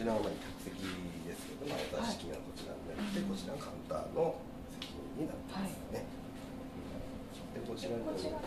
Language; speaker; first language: Japanese; native; Japanese